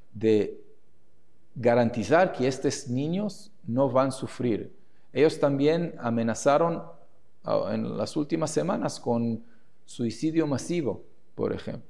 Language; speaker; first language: Spanish; non-native, fluent; Hebrew